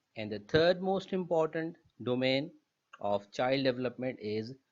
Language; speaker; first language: English; non-native, local second language; Urdu